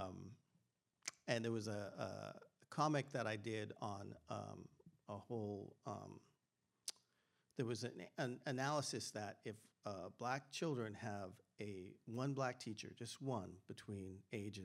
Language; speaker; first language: English; native; English